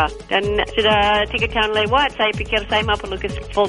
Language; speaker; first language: Indonesian; non-native, learner; English